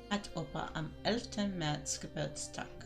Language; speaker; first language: German; non-native, learner; Spanish